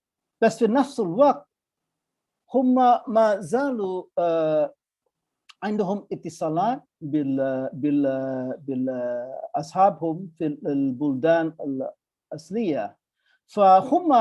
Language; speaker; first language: Arabic; non-native, fluent; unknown